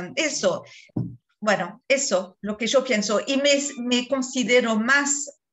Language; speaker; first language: Spanish; non-native, fluent; French